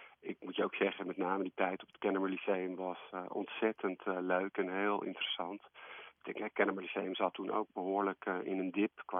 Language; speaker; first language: Dutch; native; Dutch